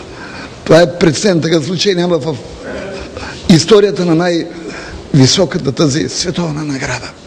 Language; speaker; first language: Bulgarian; native; Bulgarian